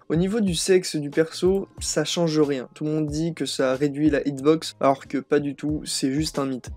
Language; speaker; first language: French; native; French